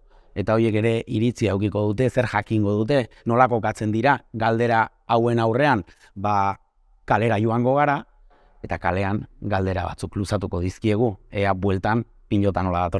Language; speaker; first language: Basque; native; Basque